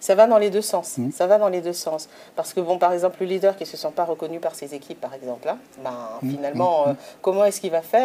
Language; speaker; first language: French; native; French